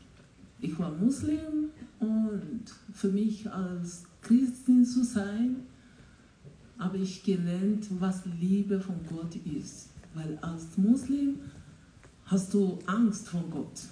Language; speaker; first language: German; non-native, learner; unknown